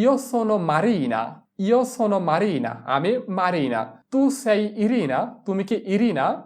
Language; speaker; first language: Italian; non-native, fluent; Bangla